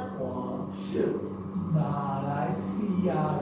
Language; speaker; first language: Chinese; non-native, learner; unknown